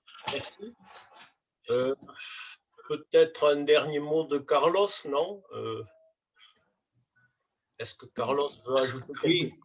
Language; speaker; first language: French; native; French